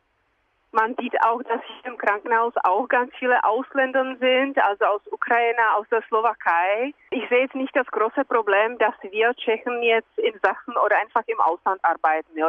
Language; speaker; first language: German; non-native, fluent; Czech